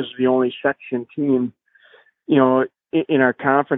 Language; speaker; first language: English; native; English